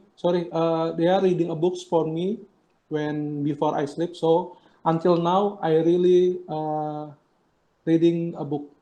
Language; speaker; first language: English; non-native, learner; Indonesian